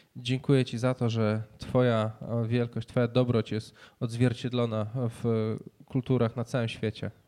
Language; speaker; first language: Polish; native; Polish